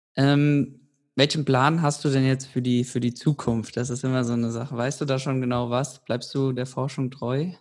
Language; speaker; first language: German; native; German